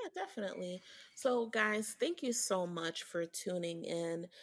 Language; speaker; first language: English; early bilingual, other home language; Haitian Creole